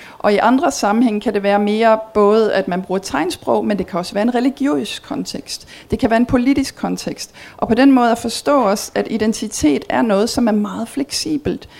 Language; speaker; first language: Danish; early bilingual, heritage; Danish